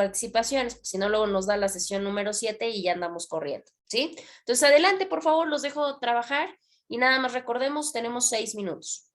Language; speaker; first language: Spanish; native; Spanish